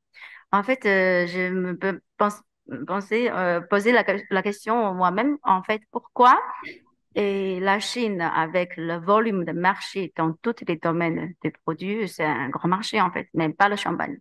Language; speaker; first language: French; non-native, learner; Chinese